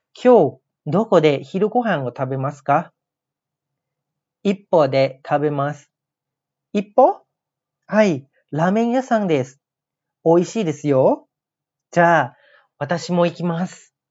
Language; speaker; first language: Japanese; non-native, fluent; Thai